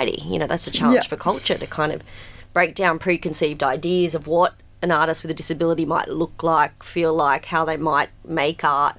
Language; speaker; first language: English; native; English